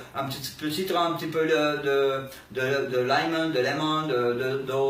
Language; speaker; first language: French; non-native, fluent; Spanish